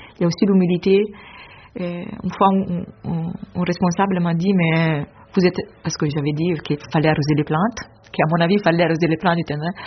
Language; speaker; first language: French; non-native, fluent; Italian